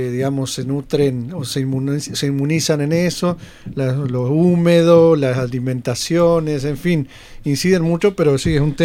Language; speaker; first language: Spanish; native; Spanish